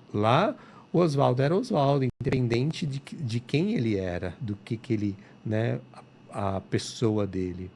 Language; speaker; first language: Portuguese; native; Portuguese